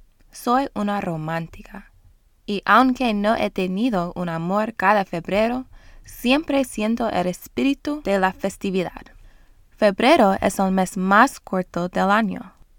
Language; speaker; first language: Spanish; non-native, learner; English